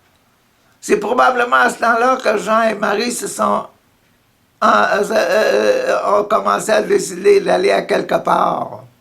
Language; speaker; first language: French; native; French